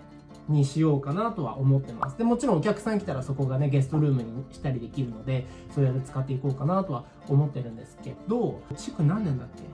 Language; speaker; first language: Japanese; native; Japanese